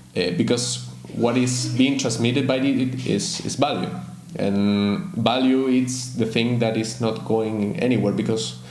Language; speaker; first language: English; non-native, fluent; Spanish